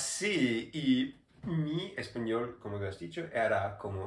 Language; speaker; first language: Spanish; non-native, learner; German